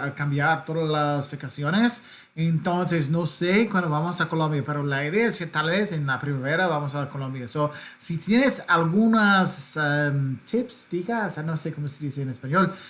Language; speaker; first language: Spanish; non-native, learner; English